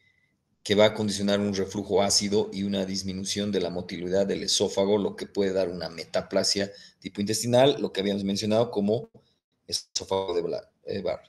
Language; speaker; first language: Spanish; native; Spanish